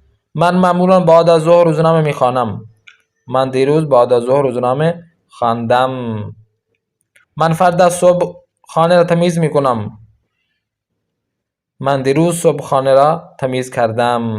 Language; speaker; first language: Persian; non-native, fluent; Urdu